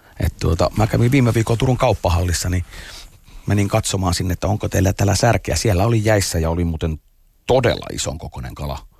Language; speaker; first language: Finnish; native; Finnish